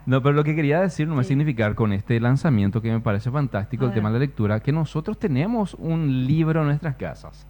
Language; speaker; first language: Spanish; native; Spanish